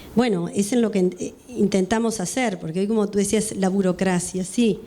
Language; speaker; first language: Spanish; native; Spanish